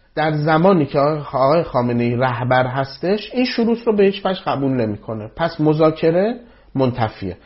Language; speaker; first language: Persian; native; Persian